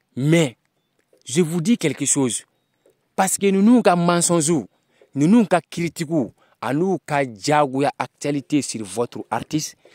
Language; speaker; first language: French; non-native, local second language; Bambara